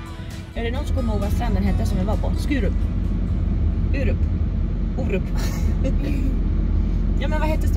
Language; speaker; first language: Swedish; native; Swedish